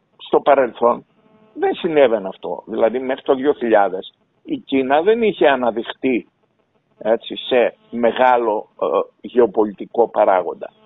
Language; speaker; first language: Greek; native; Greek